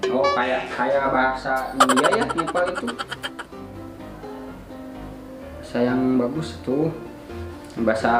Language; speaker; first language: Indonesian; non-native, local second language; Sundanese